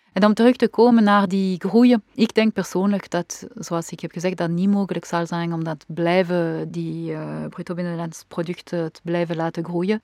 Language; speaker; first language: Dutch; non-native, local second language; French